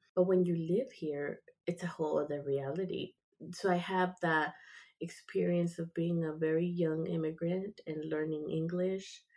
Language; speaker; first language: English; early bilingual, other home language; Spanish